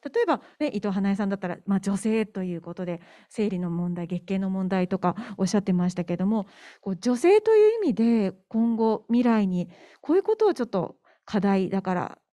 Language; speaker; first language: Japanese; native; Japanese